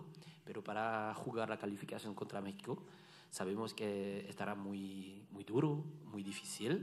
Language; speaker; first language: Spanish; non-native, learner; French